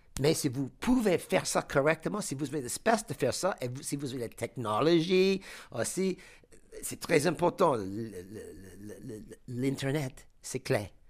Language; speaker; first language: French; non-native, fluent; English